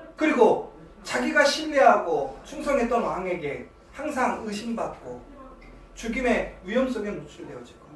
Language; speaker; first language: Korean; native; Korean